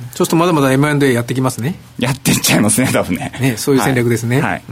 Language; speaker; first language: Japanese; native; Japanese